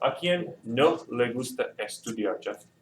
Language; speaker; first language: Spanish; non-native, fluent; English